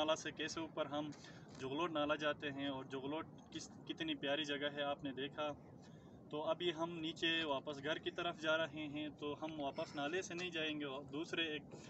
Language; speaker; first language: Urdu; non-native, local second language; Shina